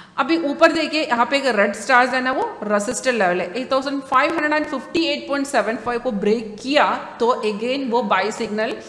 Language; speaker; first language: Hindi; non-native, local second language; Malayalam